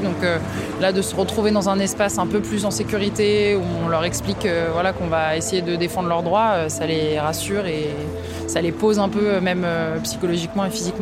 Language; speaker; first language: French; native; French